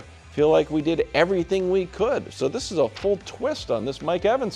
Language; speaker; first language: English; native; English